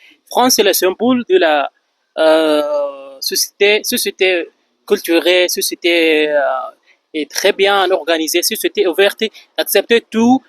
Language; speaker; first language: French; non-native, fluent; Arabic